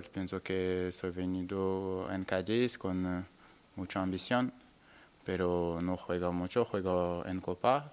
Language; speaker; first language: Spanish; non-native, learner; French